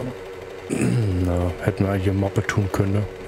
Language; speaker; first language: German; native; German